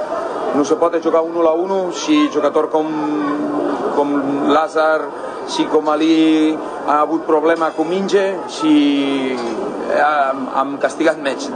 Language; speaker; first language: Romanian; non-native, learner; Catalan